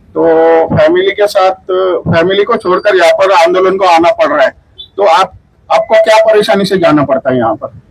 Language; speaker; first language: Hindi; non-native, local second language; Marathi